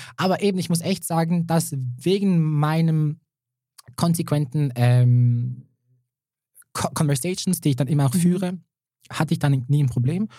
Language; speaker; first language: German; early bilingual, other home language; Serbian